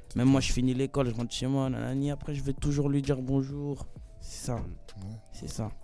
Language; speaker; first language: French; native; French